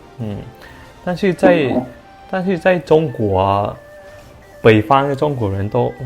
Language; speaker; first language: Chinese; non-native, fluent; Thai